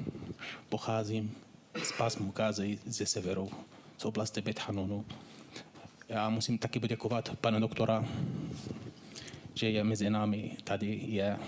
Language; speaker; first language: Czech; non-native, fluent; Arabic